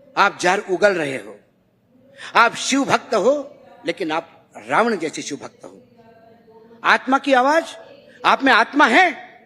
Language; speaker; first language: Hindi; non-native, local second language; Marathi